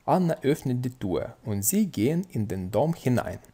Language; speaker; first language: German; non-native, fluent; Russian